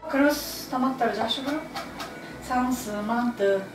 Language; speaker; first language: Kyrgyz; non-native, fluent; Japanese